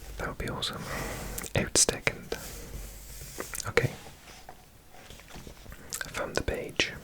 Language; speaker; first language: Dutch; non-native, learner; English